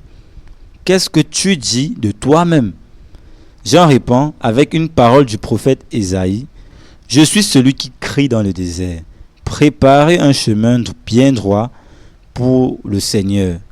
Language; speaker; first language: French; non-native, local second language; Lingala